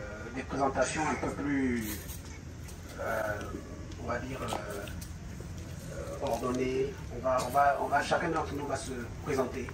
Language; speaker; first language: French; native; French